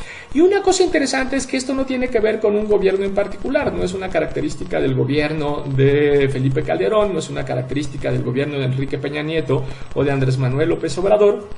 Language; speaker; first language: Spanish; native; Spanish